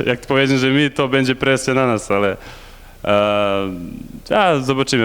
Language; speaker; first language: Polish; non-native, learner; Serbian